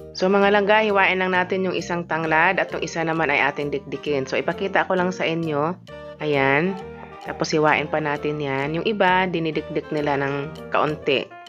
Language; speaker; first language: Filipino; non-native, local second language; Cebuano